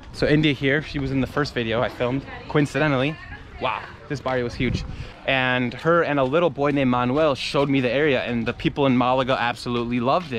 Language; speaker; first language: English; native; English